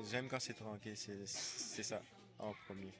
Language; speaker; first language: French; non-native, local second language; Morisyen